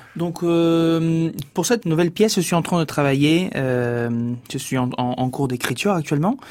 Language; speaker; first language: French; non-native, fluent; Spanish